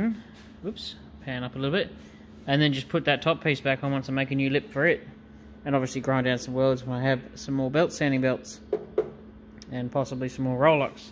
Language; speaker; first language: English; native; English